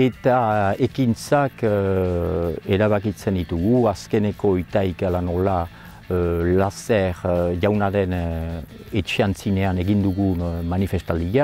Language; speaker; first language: Basque; native; Basque